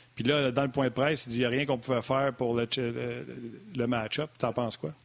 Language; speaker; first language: French; native; French